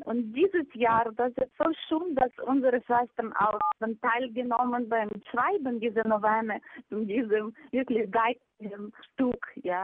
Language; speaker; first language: German; non-native, fluent; Ukrainian